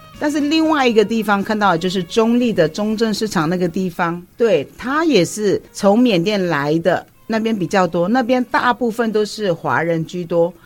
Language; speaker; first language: Chinese; early bilingual, heritage; Chinese